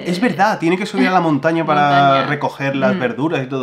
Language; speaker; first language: Spanish; native; Spanish